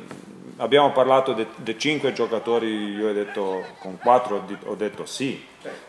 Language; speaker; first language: Italian; non-native, learner; Croatian